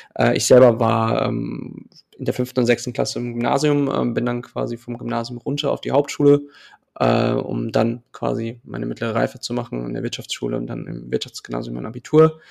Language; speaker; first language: German; early bilingual, other home language; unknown